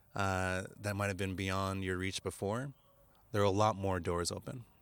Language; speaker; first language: English; native; English